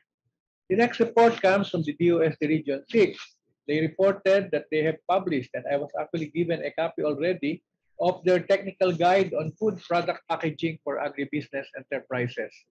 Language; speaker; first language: English; non-native, local second language; Filipino